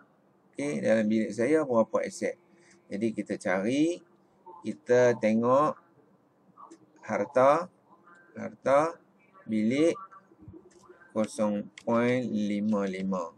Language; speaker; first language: Malay; native; Malay